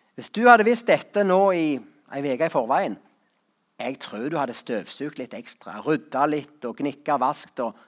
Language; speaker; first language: Norwegian; native; Norwegian